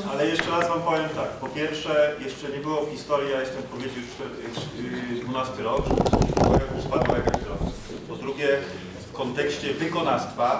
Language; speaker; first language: Polish; native; Polish